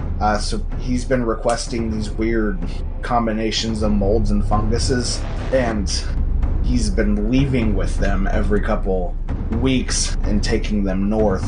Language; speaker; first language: English; native; English